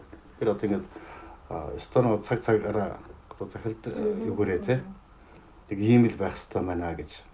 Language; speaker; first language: Mongolian; native; Mongolian